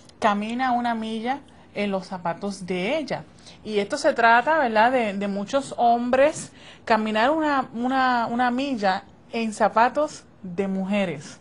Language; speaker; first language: Spanish; early bilingual, heritage; Spanish